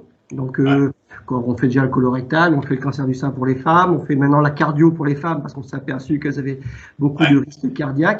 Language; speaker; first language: French; native; French